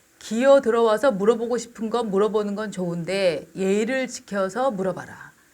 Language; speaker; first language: Korean; native; Korean